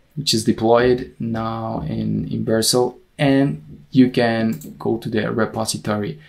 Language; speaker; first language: English; non-native, fluent; Spanish